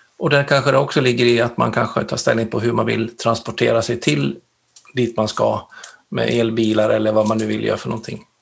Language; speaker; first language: Swedish; native; Swedish